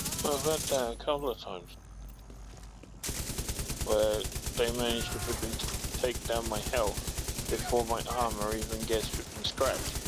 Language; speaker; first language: English; native; English